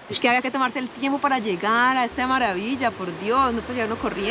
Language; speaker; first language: Spanish; native; Spanish